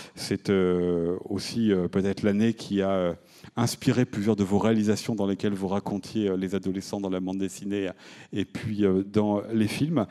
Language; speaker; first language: French; native; French